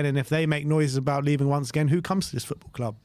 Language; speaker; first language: English; native; English